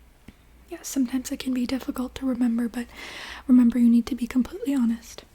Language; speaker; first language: English; native; English